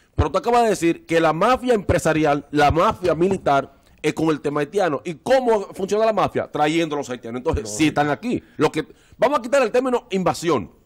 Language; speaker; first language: Spanish; native; Spanish